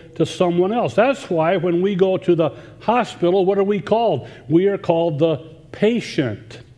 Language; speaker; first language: English; native; English